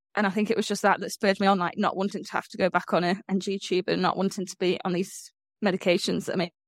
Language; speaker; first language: English; native; English